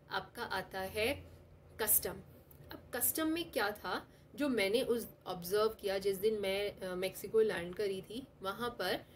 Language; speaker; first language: Hindi; non-native, local second language; Telugu